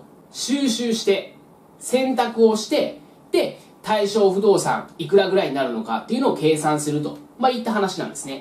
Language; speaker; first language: Japanese; native; Japanese